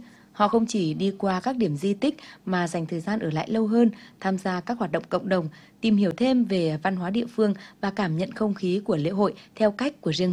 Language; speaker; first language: Vietnamese; native; Vietnamese